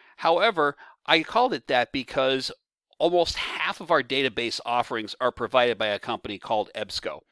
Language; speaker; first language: English; native; English